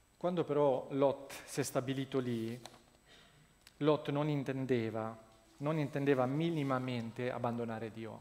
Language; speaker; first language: Italian; non-native, fluent; Russian